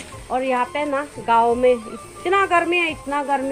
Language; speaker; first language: Hindi; non-native, local second language; Chakma